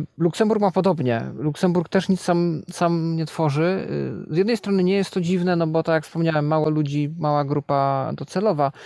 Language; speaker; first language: Polish; native; Polish